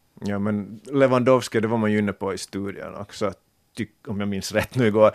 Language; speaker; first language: Swedish; native; Swedish